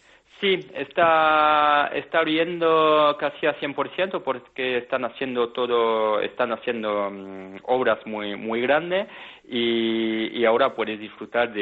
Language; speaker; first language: Spanish; non-native, fluent; French